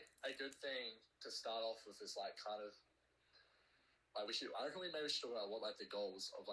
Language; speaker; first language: English; native; English